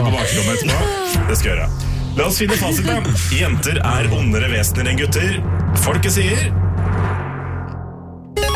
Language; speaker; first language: Norwegian; native; Norwegian